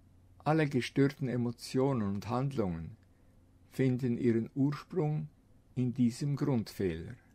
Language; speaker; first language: German; non-native, fluent; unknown